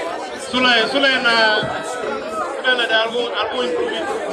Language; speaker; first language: Portuguese; non-native, local second language; Upper Guinea Crioulo